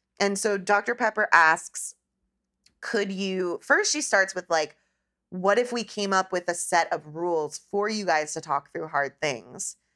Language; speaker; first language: English; native; English